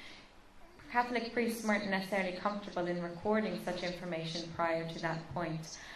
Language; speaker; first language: English; native; English